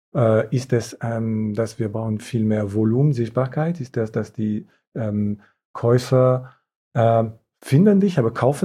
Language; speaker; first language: German; non-native, fluent; French